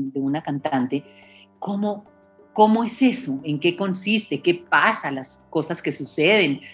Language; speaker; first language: Spanish; native; Spanish